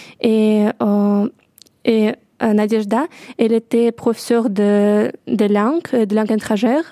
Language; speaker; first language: French; non-native, learner; Russian